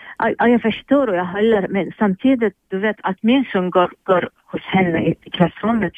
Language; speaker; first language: Swedish; non-native, fluent; Arabic